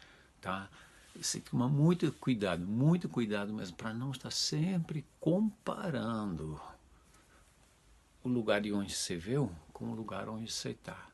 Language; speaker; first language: Portuguese; non-native, fluent; Dutch